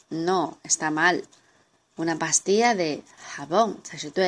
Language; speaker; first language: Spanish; non-native, fluent; Chinese